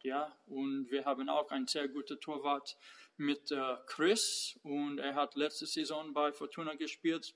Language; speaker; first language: German; non-native, fluent; English